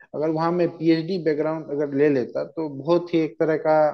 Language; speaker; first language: Hindi; native; Hindi